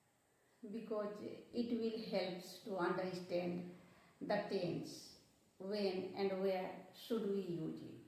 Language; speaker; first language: English; non-native, local second language; Hindi